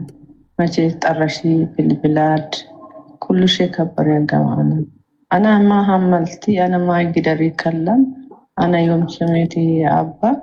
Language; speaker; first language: Arabic; non-native, learner; Amharic